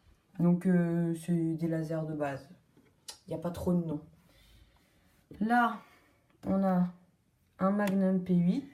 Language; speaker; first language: French; native; French